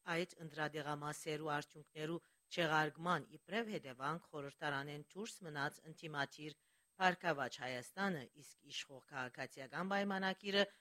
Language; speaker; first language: Armenian; early bilingual, heritage; Armenian